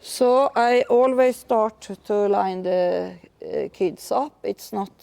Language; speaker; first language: English; non-native, fluent; Swedish